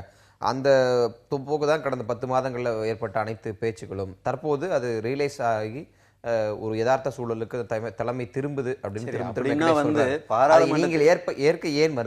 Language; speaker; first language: Tamil; native; Tamil